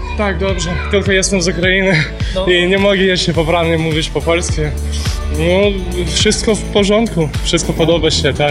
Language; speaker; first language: Polish; non-native, learner; Ukrainian